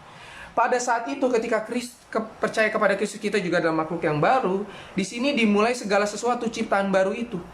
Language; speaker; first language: Indonesian; native; Indonesian